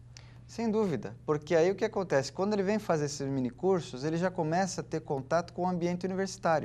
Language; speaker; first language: Portuguese; native; Portuguese